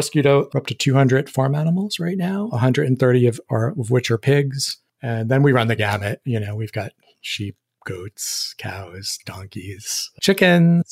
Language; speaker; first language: English; native; English